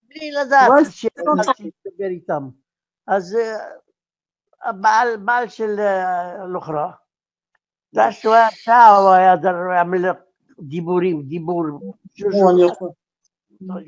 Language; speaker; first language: Hebrew; non-native, learner; Arabic